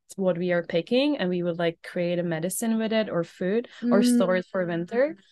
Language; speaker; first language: English; non-native, fluent; Czech